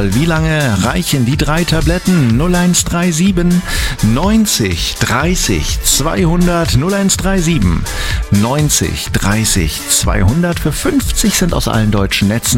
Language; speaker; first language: German; native; German